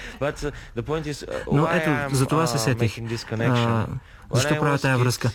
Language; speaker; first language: Bulgarian; non-native, fluent; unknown